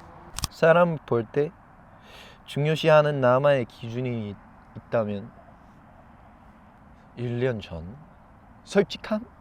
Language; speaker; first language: Korean; non-native, fluent; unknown